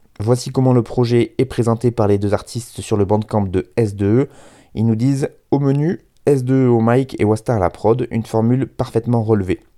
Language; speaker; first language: French; native; French